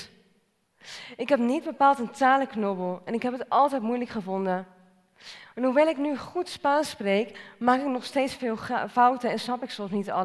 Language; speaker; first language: Dutch; native; Dutch